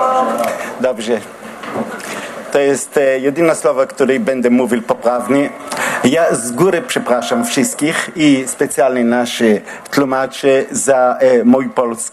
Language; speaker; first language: Polish; non-native, learner; Hebrew